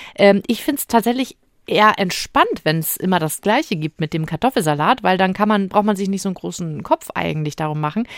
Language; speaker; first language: German; native; German